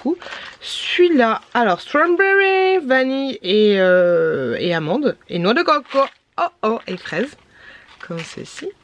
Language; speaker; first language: French; native; French